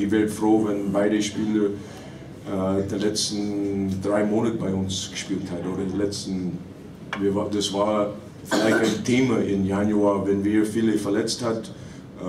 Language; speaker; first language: German; non-native, fluent; English